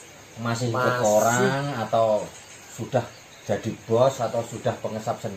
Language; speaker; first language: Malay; non-native, local second language; Javanese